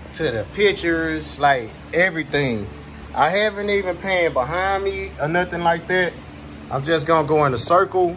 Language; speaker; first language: English; native; English